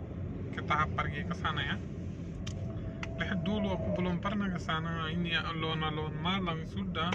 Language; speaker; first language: Indonesian; non-native, learner; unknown